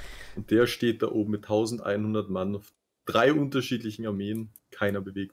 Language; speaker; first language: German; native; German